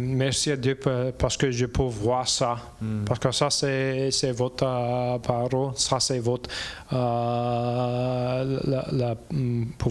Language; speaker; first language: French; non-native, learner; English